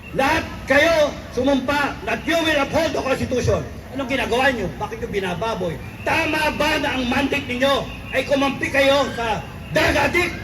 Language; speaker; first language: Filipino; non-native, local second language; Cebuano